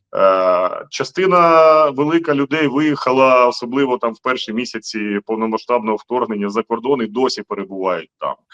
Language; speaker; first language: Ukrainian; native; Ukrainian